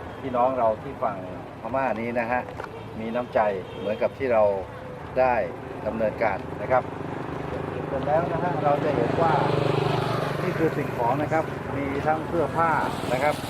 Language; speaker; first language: Thai; native; Thai